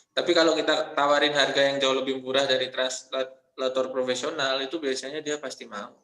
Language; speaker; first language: Indonesian; non-native, local second language; Balinese